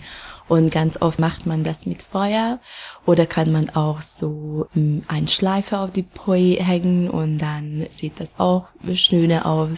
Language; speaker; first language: German; non-native, fluent; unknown